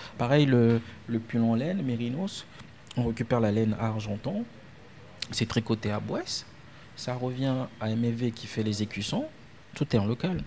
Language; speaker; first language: French; non-native, local second language; Ewe